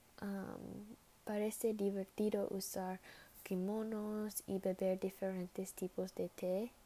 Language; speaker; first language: Spanish; non-native, learner; English